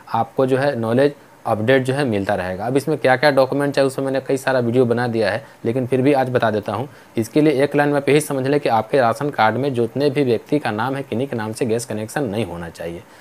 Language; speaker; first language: Hindi; native; Hindi